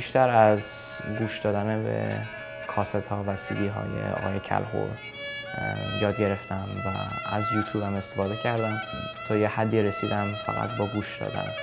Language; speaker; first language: Persian; early bilingual, heritage; Persian